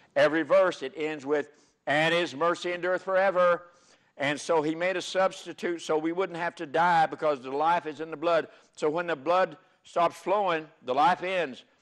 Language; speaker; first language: English; native; English